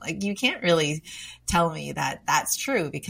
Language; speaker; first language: English; native; English